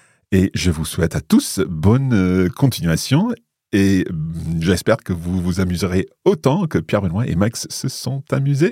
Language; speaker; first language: French; non-native, fluent; English